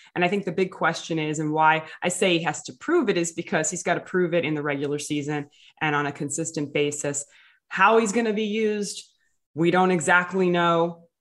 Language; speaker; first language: English; native; English